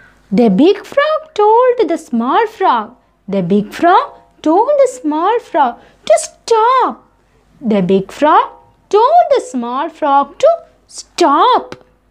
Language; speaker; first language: English; non-native, local second language; Malayalam